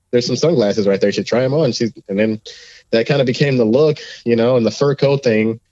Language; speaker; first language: English; native; English